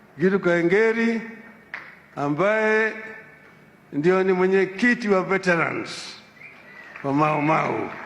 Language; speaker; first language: Swahili; non-native, local second language; Luo (Kenya and Tanzania)